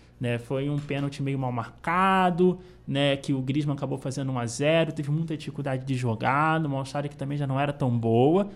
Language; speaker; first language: Portuguese; native; Portuguese